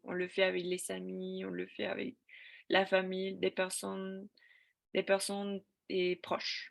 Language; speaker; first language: French; non-native, fluent; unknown